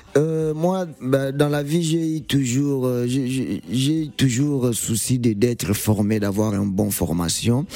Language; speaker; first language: French; non-native, local second language; Lingala